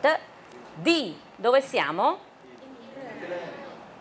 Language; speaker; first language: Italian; non-native, fluent; Chinese